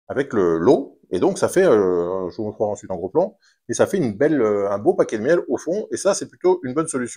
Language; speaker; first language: French; native; French